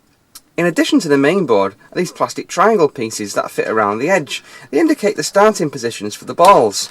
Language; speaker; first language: English; native; English